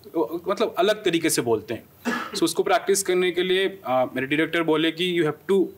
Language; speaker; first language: Hindi; non-native, local second language; Odia